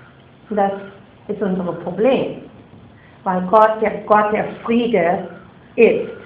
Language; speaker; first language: German; non-native, fluent; English